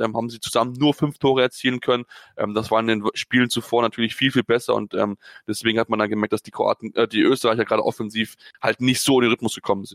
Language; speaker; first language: German; native; German